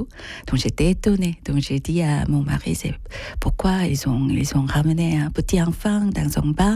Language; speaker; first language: French; non-native, fluent; Korean